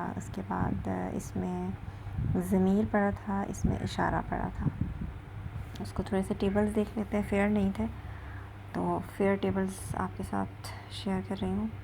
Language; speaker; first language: Urdu; native; Urdu